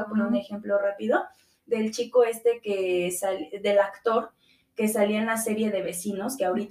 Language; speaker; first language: Spanish; native; Spanish